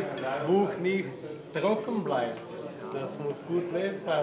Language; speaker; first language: German; non-native, fluent; Slovak